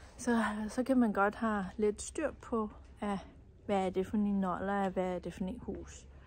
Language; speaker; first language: Danish; non-native, learner; Chinese